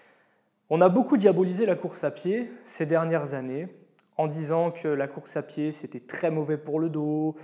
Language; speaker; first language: French; native; French